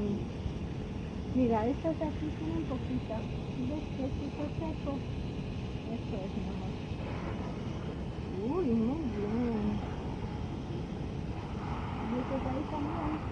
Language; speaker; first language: Spanish; native; Spanish